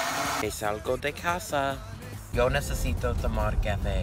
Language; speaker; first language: Spanish; non-native, learner; English